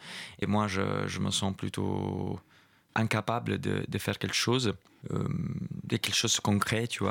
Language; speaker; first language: French; non-native, fluent; Italian